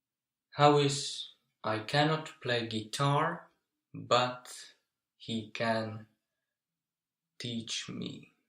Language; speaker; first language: English; non-native, fluent; Finnish